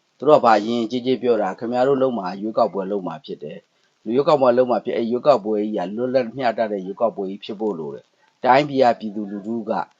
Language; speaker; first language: Burmese; non-native, local second language; Pa'o Karen